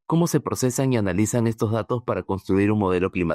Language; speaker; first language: Spanish; native; Spanish